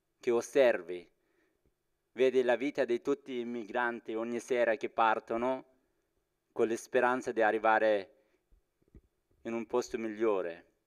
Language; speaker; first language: Italian; non-native, fluent; Persian